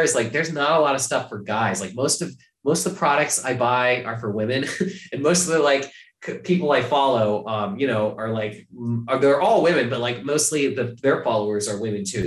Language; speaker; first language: English; native; English